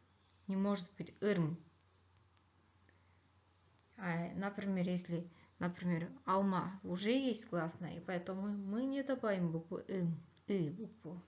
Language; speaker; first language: Russian; non-native, local second language; Kyrgyz